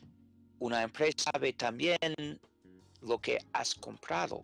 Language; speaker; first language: Spanish; non-native, fluent; English